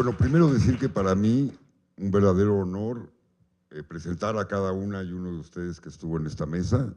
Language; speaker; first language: Spanish; native; Spanish